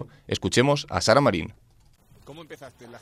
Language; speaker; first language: Spanish; native; Spanish